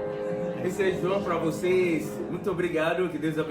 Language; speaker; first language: Portuguese; non-native, fluent; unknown